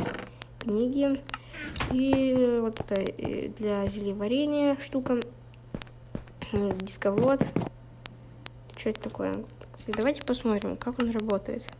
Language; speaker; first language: Russian; native; Russian